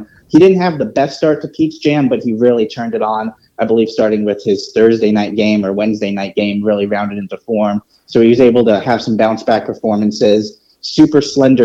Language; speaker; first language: English; native; English